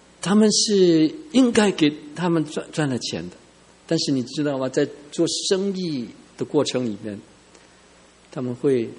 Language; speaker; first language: Chinese; non-native, local second language; Cantonese